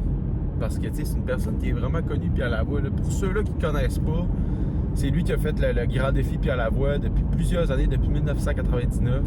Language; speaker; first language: French; native; French